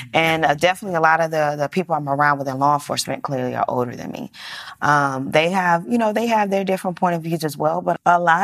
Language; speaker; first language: English; native; English